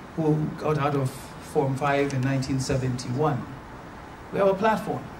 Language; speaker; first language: English; non-native, local second language; Akan